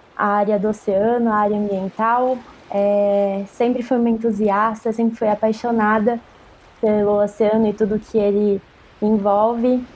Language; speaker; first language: Portuguese; native; Portuguese